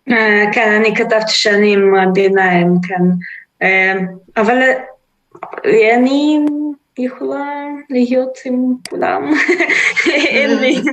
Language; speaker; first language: Hebrew; non-native, learner; German